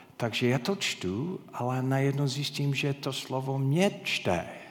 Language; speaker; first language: Czech; non-native, fluent; English